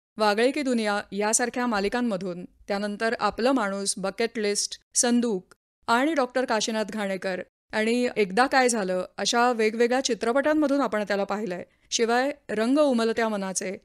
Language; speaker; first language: Marathi; native; Marathi